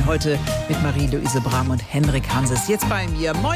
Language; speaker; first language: German; native; German